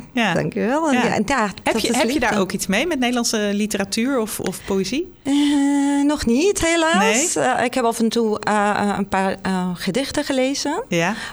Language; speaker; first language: Dutch; non-native, fluent; Arabic